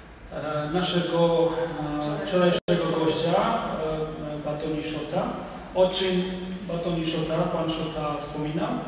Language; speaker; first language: Polish; non-native, fluent; Georgian